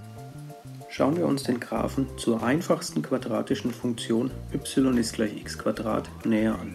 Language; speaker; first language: German; native; German